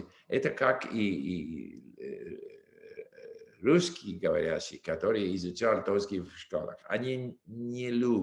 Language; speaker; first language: Russian; non-native, learner; English